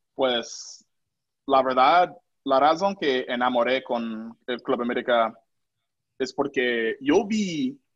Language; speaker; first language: Spanish; non-native, local second language; English